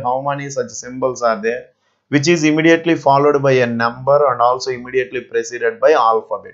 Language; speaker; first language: English; non-native, local second language; Telugu